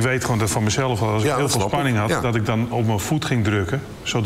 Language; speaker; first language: Dutch; native; Dutch